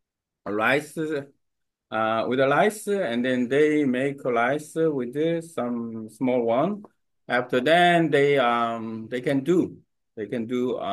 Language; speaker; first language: English; non-native, learner; Korean